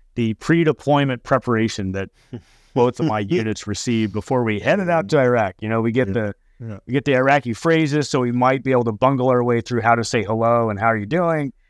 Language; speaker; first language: English; native; English